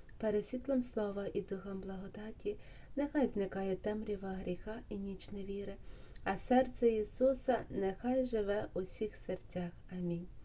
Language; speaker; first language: Ukrainian; native; Ukrainian